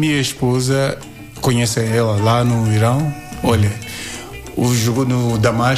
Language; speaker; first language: Portuguese; non-native, learner; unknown